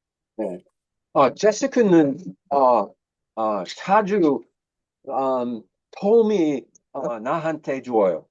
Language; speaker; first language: Korean; non-native, learner; English